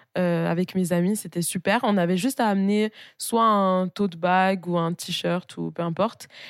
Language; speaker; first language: French; native; French